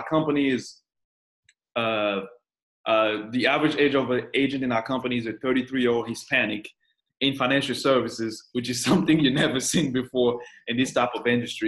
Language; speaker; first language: English; non-native, fluent; French